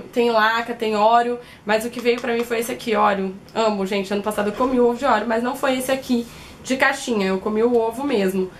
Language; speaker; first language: Portuguese; native; Portuguese